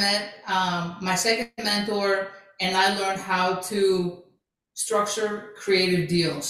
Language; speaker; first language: English; early bilingual, other home language; Greek